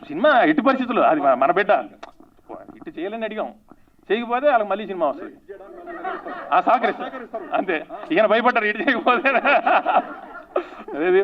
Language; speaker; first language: Telugu; native; Telugu